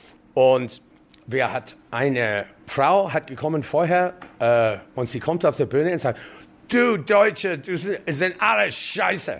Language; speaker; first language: German; non-native, fluent; English